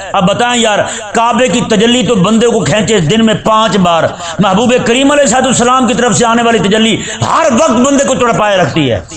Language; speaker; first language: Urdu; non-native, local second language; Punjabi